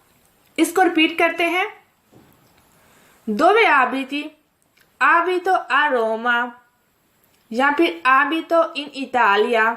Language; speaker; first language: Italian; non-native, fluent; Urdu